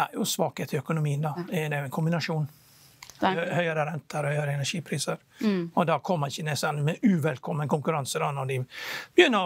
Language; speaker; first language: Norwegian; native; Norwegian